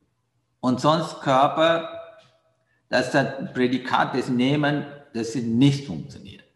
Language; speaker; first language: German; non-native, fluent; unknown